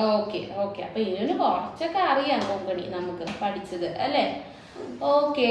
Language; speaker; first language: Malayalam; non-native, local second language; Konkani